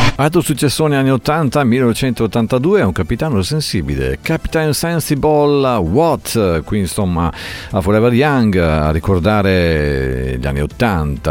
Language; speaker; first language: Italian; native; Italian